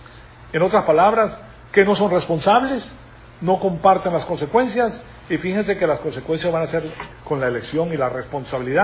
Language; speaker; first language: Spanish; native; Spanish